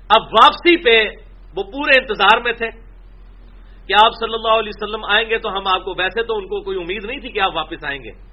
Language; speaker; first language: Urdu; non-native, local second language; Punjabi